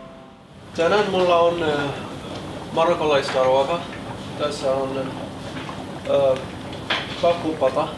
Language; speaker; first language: Finnish; non-native, learner; Arabic